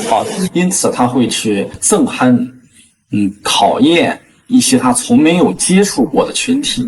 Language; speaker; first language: Chinese; native; Chinese